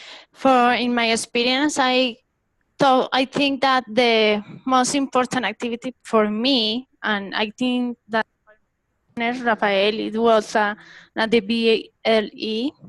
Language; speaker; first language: English; non-native, fluent; Spanish